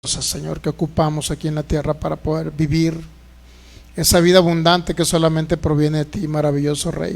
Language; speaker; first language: Spanish; native; Spanish